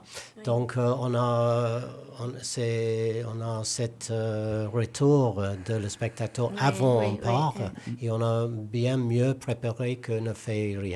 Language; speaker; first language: French; non-native, learner; English